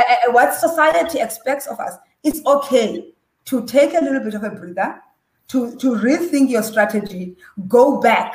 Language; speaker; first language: English; non-native, local second language; Xhosa